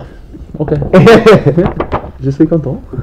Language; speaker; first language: French; non-native, learner; English